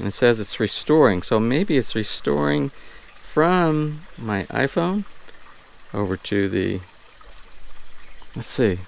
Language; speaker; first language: English; native; English